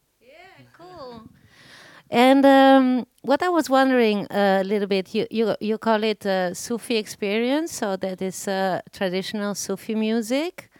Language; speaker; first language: English; non-native, learner; Spanish